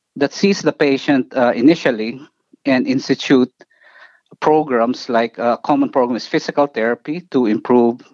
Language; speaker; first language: English; non-native, local second language; Filipino